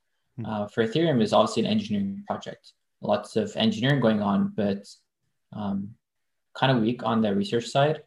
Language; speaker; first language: English; non-native, fluent; French